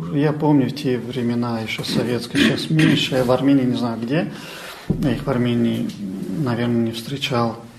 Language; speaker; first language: Russian; non-native, local second language; Armenian